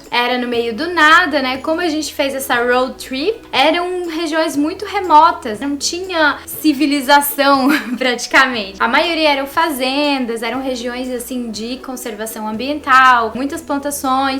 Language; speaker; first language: Portuguese; native; Portuguese